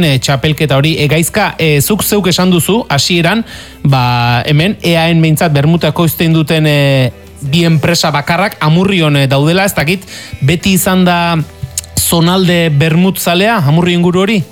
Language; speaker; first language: Basque; native; Basque